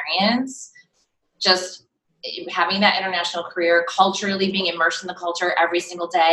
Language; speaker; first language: English; native; English